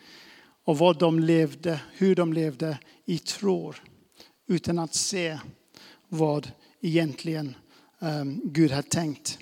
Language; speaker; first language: Swedish; non-native, fluent; English